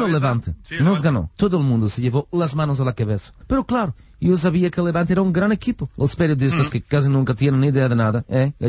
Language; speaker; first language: Spanish; native; Spanish